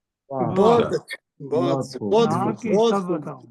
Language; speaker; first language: Hindi; non-native, local second language; Punjabi